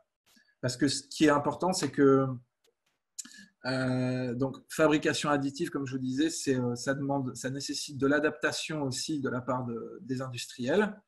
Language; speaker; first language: French; native; French